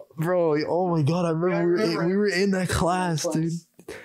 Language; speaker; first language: English; native; English